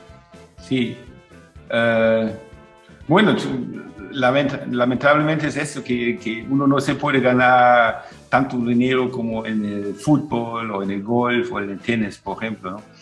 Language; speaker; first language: Spanish; non-native, fluent; German